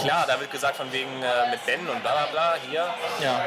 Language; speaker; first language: German; native; German